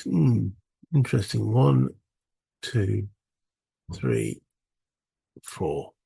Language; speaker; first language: English; native; English